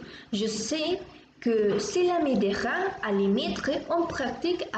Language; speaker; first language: French; non-native, learner; Spanish